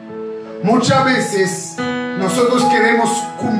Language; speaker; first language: Spanish; native; Spanish